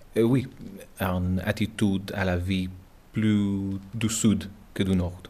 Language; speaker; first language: French; non-native, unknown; English